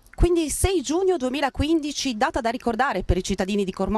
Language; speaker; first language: Italian; native; Italian